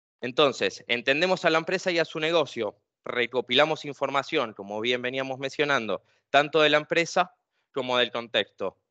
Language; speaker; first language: Spanish; native; Spanish